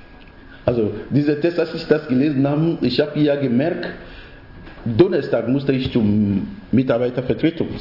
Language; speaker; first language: German; non-native, fluent; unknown